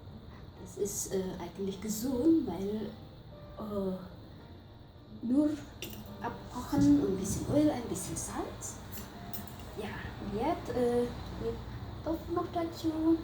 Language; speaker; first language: German; non-native, fluent; Javanese